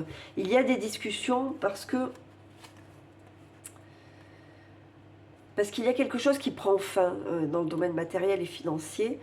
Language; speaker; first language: French; native; French